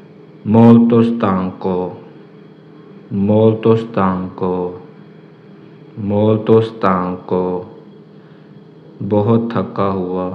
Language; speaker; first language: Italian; non-native, learner; Urdu